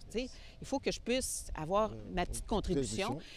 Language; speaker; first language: French; native; French